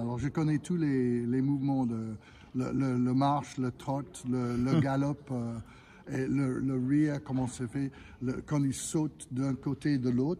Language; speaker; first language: French; non-native, fluent; English